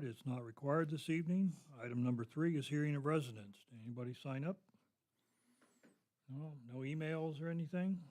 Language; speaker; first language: English; native; English